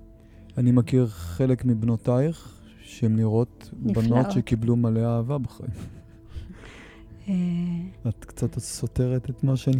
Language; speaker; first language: Hebrew; native; Hebrew